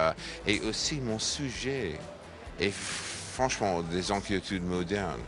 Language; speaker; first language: French; non-native, fluent; English